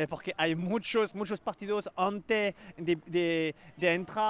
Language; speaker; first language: Spanish; non-native, learner; French